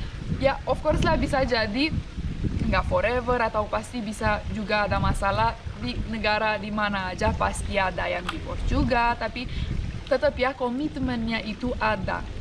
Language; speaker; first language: Indonesian; non-native, fluent; Romanian